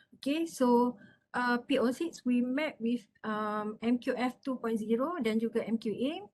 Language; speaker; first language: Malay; native; Malay